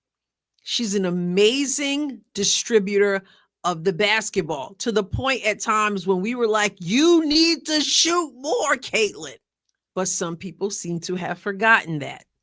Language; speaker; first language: English; native; English